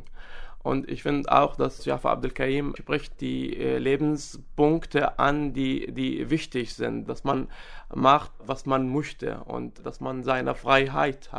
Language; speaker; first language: German; non-native, fluent; Arabic